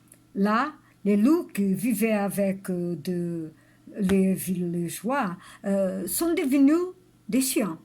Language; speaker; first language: French; non-native, learner; Portuguese